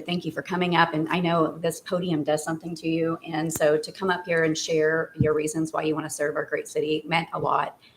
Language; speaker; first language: English; native; English